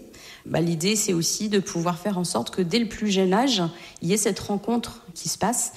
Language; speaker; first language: French; native; French